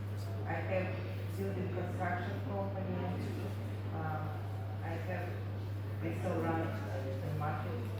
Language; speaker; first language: English; non-native, learner; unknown